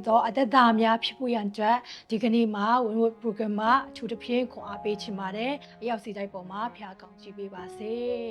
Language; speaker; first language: Burmese; non-native, local second language; Tedim Chin